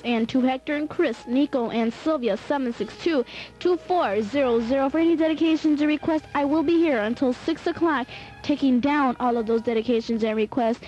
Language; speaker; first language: English; native; English